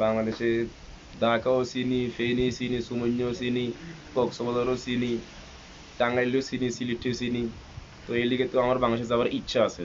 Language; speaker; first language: Bangla; non-native, fluent; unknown